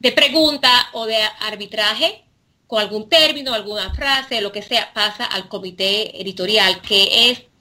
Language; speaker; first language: Spanish; native; Spanish